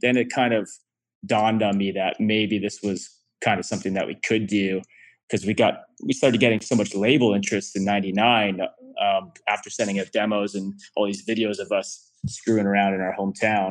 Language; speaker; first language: English; native; English